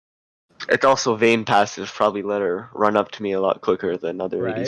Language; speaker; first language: English; native; English